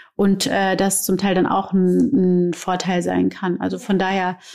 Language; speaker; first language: German; native; German